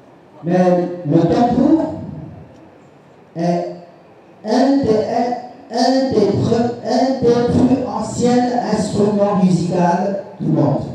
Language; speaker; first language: French; non-native, fluent; Chinese